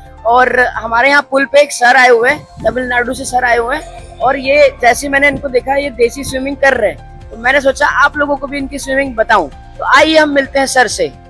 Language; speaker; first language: Hindi; native; Hindi